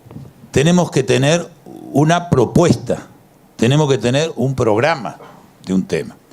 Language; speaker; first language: Spanish; native; Spanish